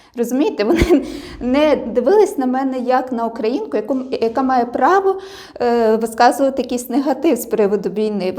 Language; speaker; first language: Ukrainian; non-native, local second language; Russian